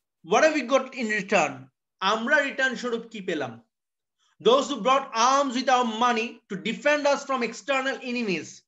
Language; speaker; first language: English; non-native, local second language; Bangla